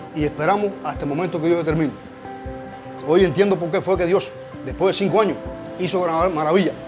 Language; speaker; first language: Spanish; native; Spanish